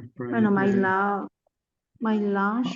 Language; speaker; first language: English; non-native, learner; Spanish